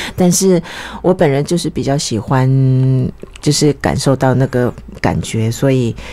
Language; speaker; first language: Chinese; early bilingual, other home language; Japanese